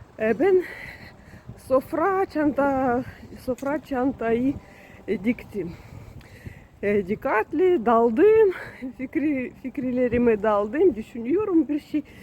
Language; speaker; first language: Turkish; non-native, learner; Russian